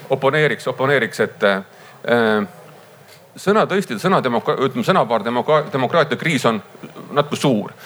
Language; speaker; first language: Estonian; native; Estonian